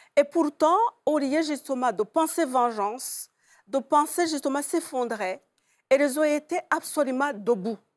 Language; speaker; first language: French; non-native, local second language; Kinyarwanda